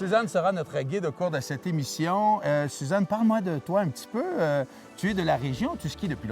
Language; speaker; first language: French; native; French